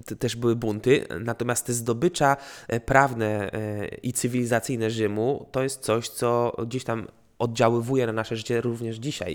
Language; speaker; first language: Polish; native; Polish